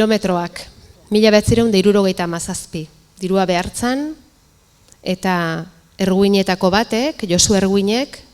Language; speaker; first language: Basque; native; Basque